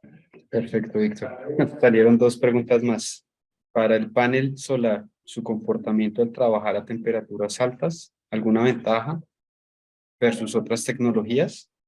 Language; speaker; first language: Spanish; native; Spanish